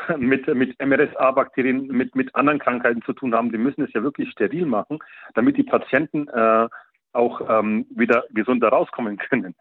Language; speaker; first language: German; native; German